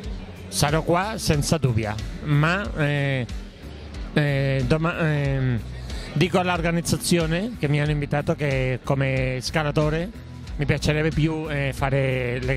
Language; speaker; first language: Italian; non-native, learner; Spanish